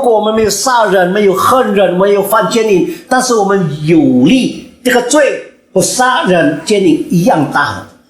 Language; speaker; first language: Chinese; early bilingual, heritage; Chinese